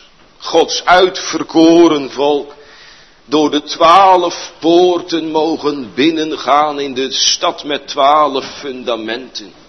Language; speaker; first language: Dutch; native; Dutch